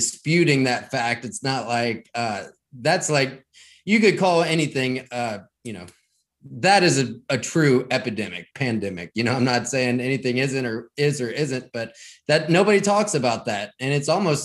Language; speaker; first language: English; native; English